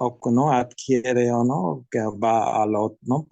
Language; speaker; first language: Spanish; non-native, learner; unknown